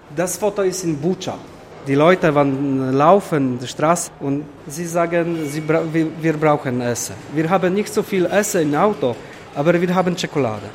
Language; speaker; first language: German; non-native, learner; Polish